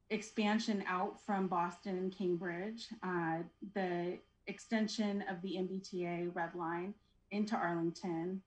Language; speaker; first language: English; native; English